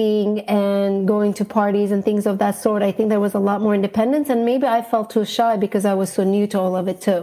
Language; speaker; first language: English; non-native, fluent; Turkish